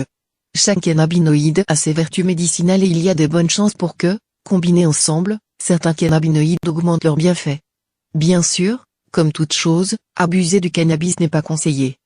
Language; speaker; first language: French; native; French